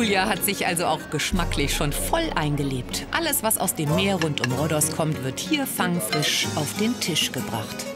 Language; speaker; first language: German; native; German